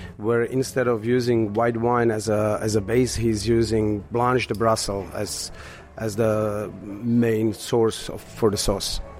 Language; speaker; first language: English; non-native, fluent; Slovak